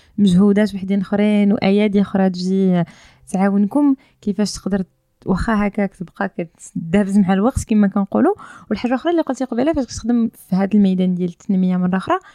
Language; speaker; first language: Arabic; native; Arabic